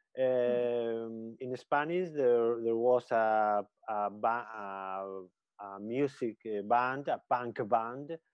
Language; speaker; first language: English; non-native, learner; Spanish